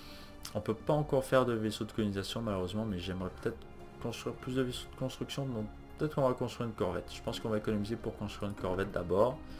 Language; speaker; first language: French; native; French